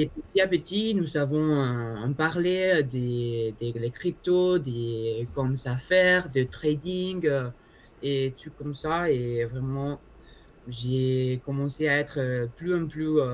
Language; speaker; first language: French; non-native, learner; Spanish